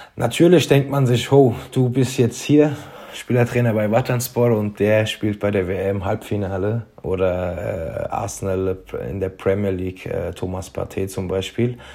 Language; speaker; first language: German; early bilingual, other home language; Turkish